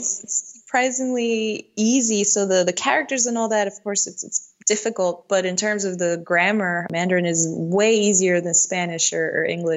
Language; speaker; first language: English; early bilingual, other home language; Spanish